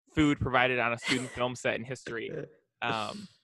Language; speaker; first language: English; native; English